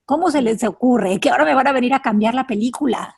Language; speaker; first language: Spanish; native; Spanish